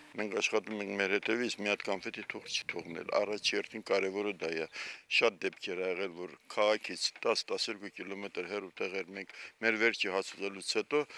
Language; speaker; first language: Armenian; early bilingual, heritage; Armenian